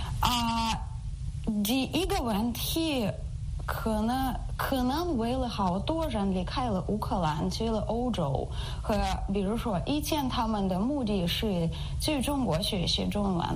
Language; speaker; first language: Chinese; non-native, learner; Ukrainian